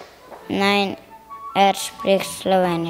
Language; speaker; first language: German; non-native, learner; Slovenian